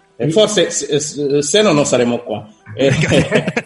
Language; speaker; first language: Italian; non-native, fluent; Wolof